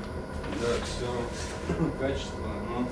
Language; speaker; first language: Russian; native; Russian